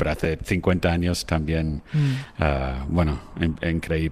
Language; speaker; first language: Spanish; non-native, fluent; French